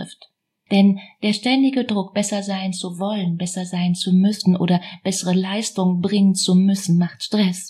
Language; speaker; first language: German; native; German